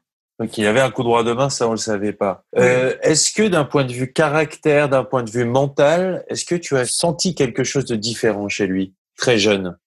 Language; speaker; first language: French; native; French